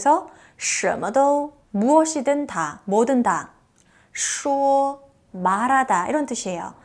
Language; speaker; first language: Korean; native; Korean